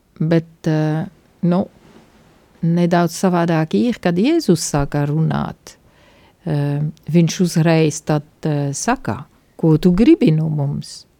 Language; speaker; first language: Latvian; non-native, fluent; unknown